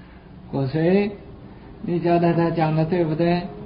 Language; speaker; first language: Chinese; native; Chinese